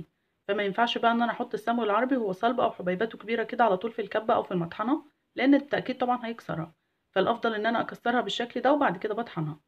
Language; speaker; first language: Arabic; native; Arabic